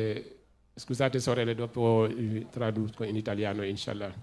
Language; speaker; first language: Italian; non-native, fluent; Wolof